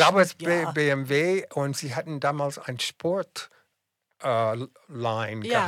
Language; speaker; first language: German; non-native, fluent; English